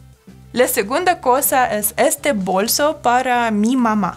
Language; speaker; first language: Spanish; non-native, fluent; Russian